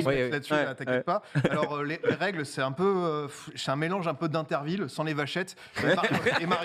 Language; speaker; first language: French; native; French